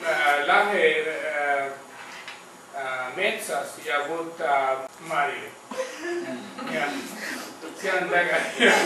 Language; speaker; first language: Estonian; non-native, learner; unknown